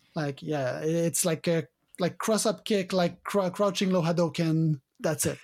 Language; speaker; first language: English; non-native, fluent; French